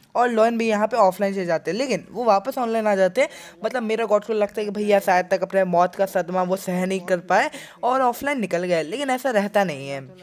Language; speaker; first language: Hindi; native; Hindi